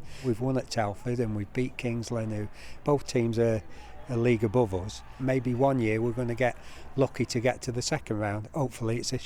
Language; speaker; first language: English; native; English